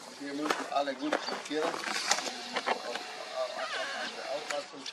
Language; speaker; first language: German; non-native, learner; Croatian